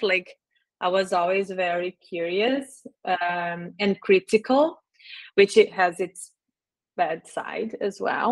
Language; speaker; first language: English; non-native, fluent; Portuguese